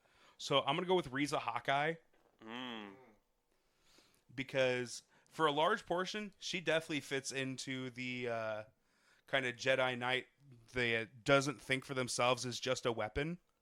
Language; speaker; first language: English; native; English